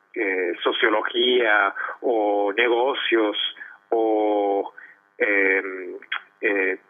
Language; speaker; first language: Spanish; early bilingual, heritage; Spanish